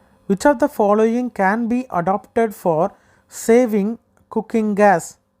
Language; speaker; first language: English; non-native, local second language; Tamil